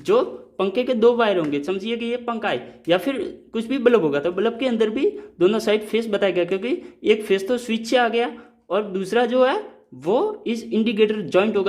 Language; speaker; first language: Hindi; native; Hindi